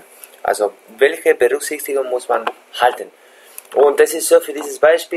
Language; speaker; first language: German; non-native, fluent; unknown